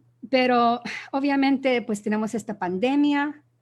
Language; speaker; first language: Spanish; early bilingual, other home language; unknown